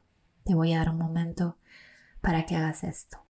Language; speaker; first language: Spanish; native; Spanish